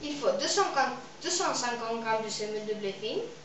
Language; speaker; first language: French; non-native, learner; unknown